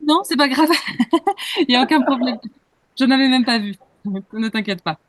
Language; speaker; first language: French; native; French